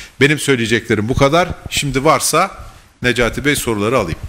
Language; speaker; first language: Turkish; native; Turkish